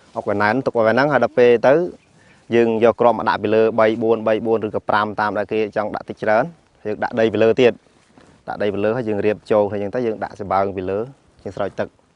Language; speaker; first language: Khmer; native; Khmer